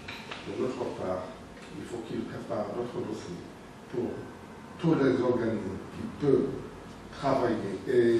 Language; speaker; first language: French; non-native, local second language; Arabic